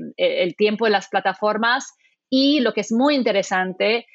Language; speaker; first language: Spanish; non-native, fluent; English